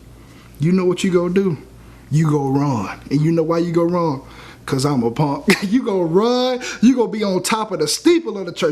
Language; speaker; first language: English; native; English